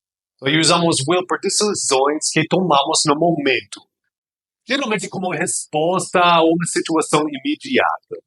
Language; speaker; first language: Portuguese; non-native, fluent; English